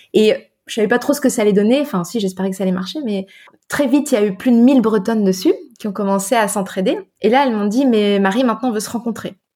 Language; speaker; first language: French; native; French